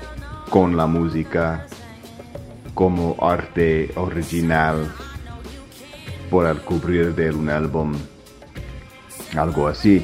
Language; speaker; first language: Spanish; non-native, learner; English